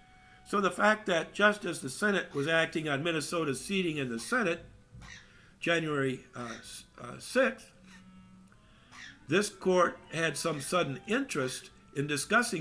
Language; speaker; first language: English; native; English